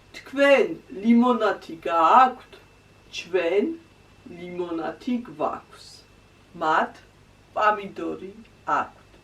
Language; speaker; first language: Georgian; non-native, learner; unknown